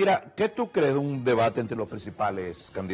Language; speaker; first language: Spanish; native; Spanish